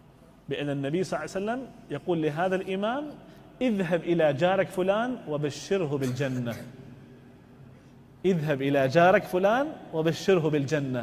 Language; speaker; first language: Arabic; native; Arabic